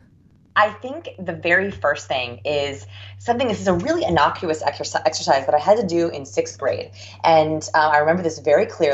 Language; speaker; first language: English; native; English